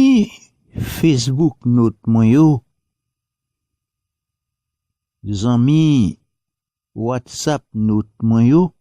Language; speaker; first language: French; non-native, local second language; Haitian Creole